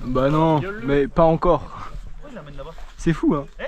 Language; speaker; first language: French; native; French